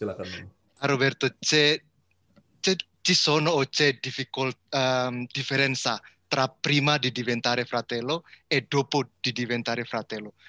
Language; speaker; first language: Italian; non-native, learner; Indonesian